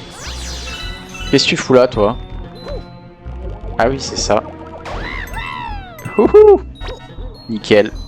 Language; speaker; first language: French; native; French